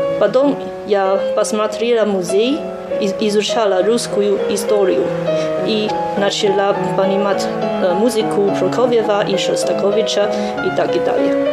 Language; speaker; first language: Russian; non-native, learner; Chinese